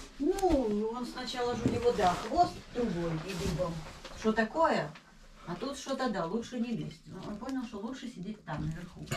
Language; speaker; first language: Russian; native; Russian